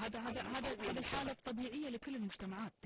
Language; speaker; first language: Arabic; native; Arabic